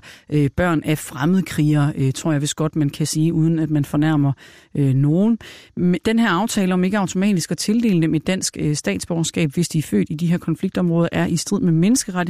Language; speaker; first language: Danish; native; Danish